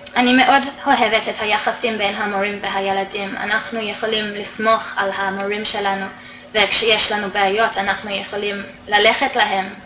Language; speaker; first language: Hebrew; non-native, fluent; English